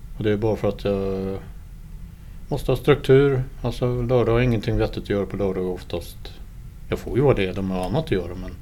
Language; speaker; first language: Swedish; native; Swedish